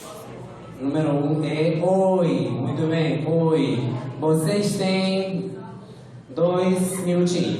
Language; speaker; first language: Portuguese; non-native, fluent; Spanish